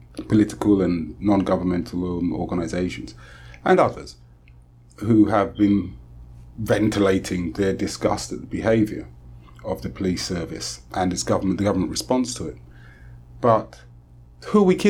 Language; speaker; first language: English; native; English